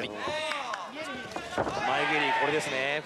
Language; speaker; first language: Japanese; native; Japanese